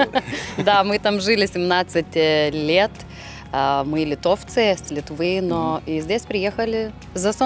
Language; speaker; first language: Russian; non-native, fluent; Lithuanian